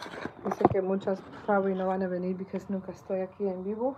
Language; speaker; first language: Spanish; early bilingual, heritage; Spanish